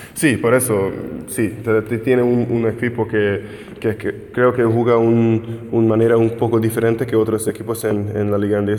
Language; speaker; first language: Spanish; non-native, fluent; Hungarian